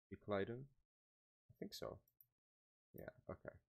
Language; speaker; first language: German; non-native, learner; English